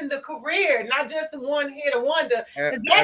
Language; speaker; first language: English; native; English